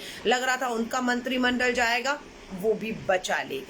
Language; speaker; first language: Hindi; native; Hindi